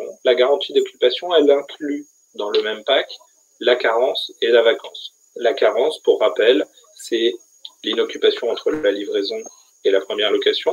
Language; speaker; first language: French; native; French